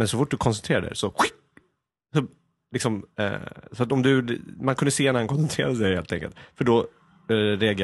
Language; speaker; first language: Swedish; native; Swedish